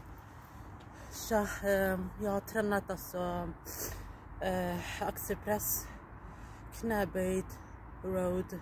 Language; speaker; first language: Swedish; non-native, learner; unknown